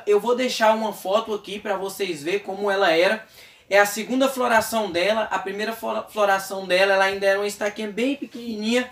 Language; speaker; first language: Portuguese; native; Portuguese